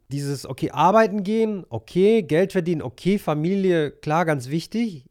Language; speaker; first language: German; early bilingual, other home language; Polish